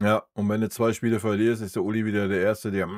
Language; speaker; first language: German; native; German